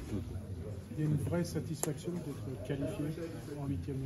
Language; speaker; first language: French; native; French